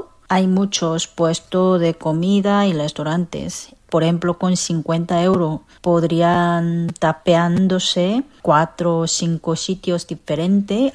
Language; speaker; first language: Spanish; non-native, fluent; Korean